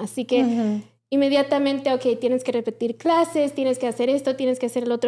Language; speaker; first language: Spanish; early bilingual, heritage; Spanish